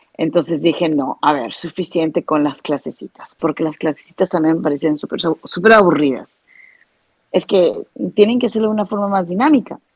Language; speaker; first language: Spanish; native; Spanish